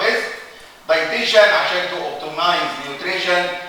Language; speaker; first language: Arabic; native; Arabic